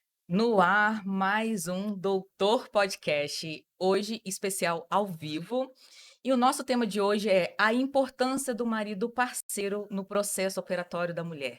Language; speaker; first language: Portuguese; native; Portuguese